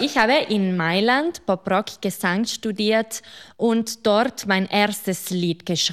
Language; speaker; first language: German; non-native, fluent; Italian